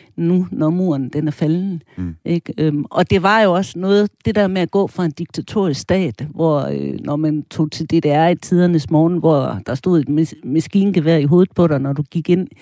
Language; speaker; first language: Danish; early bilingual, other home language; German